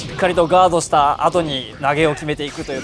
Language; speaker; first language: Japanese; native; Japanese